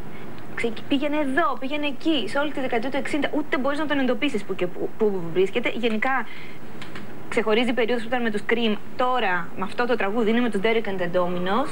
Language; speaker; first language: Greek; native; Greek